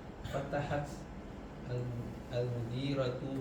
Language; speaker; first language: Arabic; non-native, learner; Indonesian